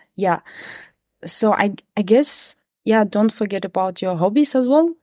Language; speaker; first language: English; non-native, fluent; Kazakh